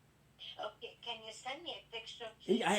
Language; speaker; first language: English; non-native, fluent; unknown